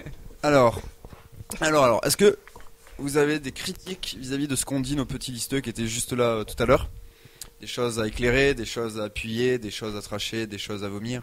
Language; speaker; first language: French; native; French